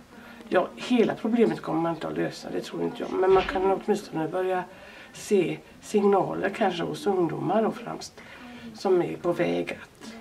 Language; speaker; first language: Swedish; native; Swedish